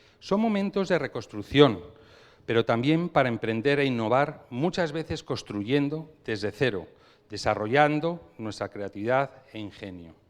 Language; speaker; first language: Spanish; native; Spanish